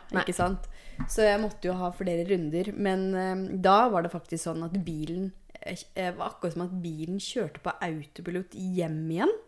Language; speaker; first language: Norwegian; native; Norwegian